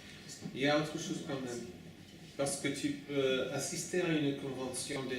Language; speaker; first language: French; non-native, fluent; English